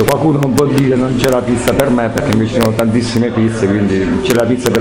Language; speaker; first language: Italian; native; Italian